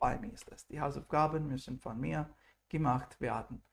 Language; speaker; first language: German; non-native, fluent; English